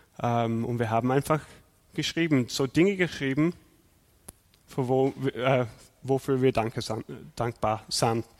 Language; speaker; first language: German; non-native, fluent; English